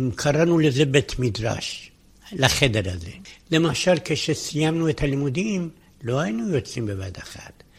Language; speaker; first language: Hebrew; non-native, fluent; Persian